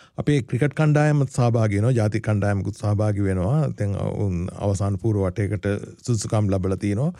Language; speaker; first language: Sinhala; native; Sinhala